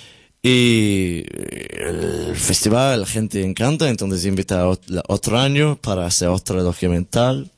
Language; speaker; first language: Spanish; non-native, learner; English